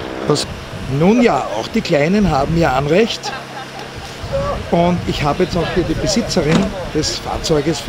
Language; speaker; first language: German; native; German